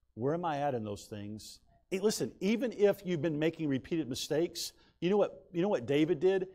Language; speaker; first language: English; native; English